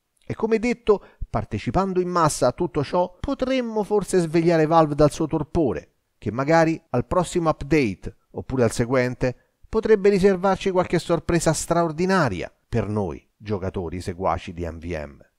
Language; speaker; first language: Italian; native; Italian